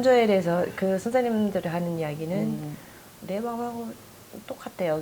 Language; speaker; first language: Korean; non-native, fluent; English